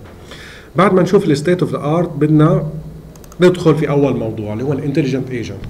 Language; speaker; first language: Arabic; native; Arabic